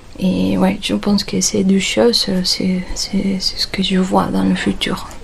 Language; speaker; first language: French; non-native, fluent; Spanish